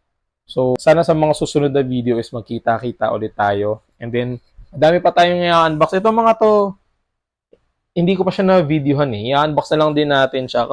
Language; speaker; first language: Filipino; native; Filipino